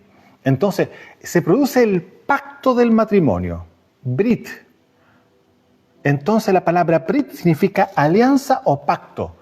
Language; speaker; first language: Spanish; native; Spanish